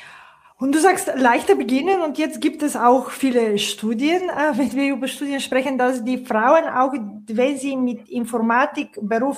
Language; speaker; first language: German; non-native, fluent; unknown